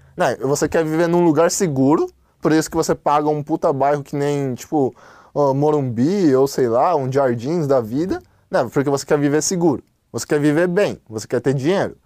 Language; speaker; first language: Portuguese; non-native, fluent; Chinese